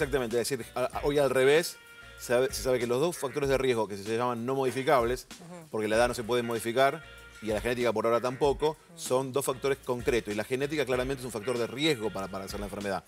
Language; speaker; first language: Spanish; native; Spanish